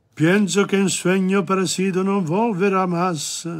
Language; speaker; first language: Spanish; non-native, learner; Italian